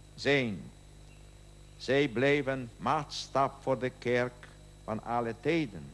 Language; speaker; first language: Dutch; non-native, learner; Polish